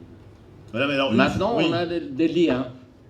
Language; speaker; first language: French; non-native, learner; Armenian